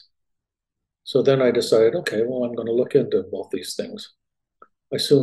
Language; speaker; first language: English; native; English